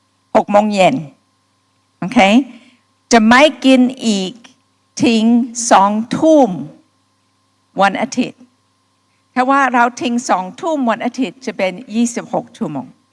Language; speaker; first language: Thai; non-native, fluent; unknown